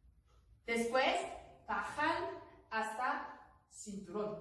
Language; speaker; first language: Spanish; non-native, learner; Korean